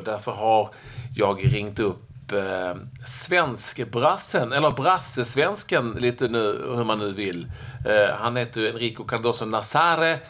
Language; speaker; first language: Swedish; native; Swedish